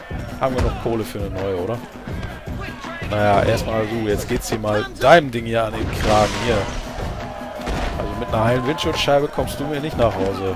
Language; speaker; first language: German; native; German